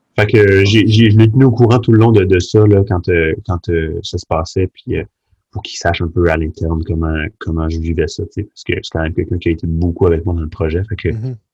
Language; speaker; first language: French; early bilingual, other home language; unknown